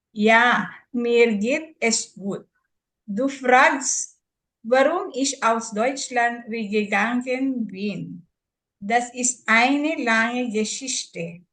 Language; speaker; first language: German; non-native, learner; Filipino